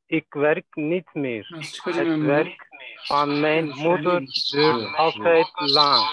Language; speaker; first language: Dutch; non-native, learner; Turkish